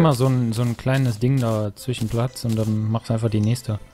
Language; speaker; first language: German; native; German